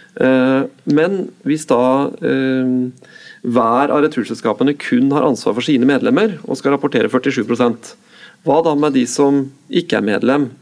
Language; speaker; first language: Norwegian; native; Norwegian